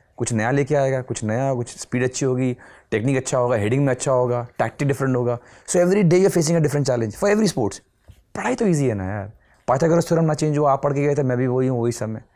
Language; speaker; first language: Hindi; non-native, local second language; Nepali